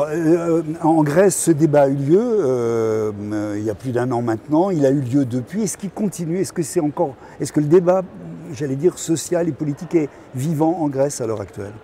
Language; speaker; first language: French; native; French